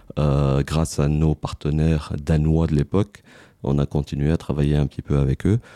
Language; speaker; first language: French; non-native, local second language; Arabic